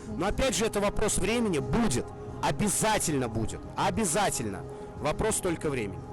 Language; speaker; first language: Russian; native; Russian